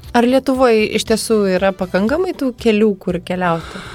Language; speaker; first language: Lithuanian; native; Lithuanian